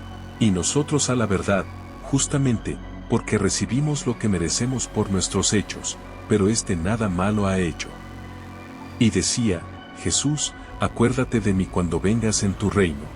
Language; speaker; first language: Spanish; native; Spanish